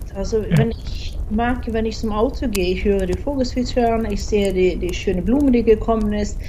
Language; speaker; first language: German; non-native, fluent; Norwegian